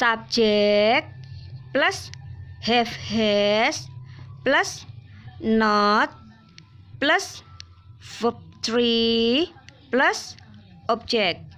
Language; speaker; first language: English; non-native, fluent; Indonesian